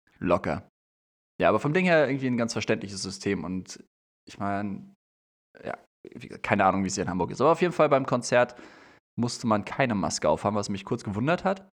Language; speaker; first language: German; native; German